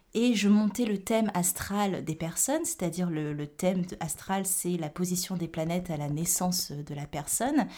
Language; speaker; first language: French; native; French